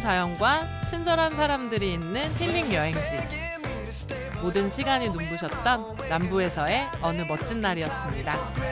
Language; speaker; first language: Korean; native; Korean